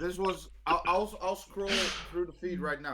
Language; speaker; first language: English; non-native, fluent; Dutch